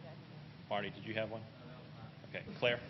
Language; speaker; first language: English; native; English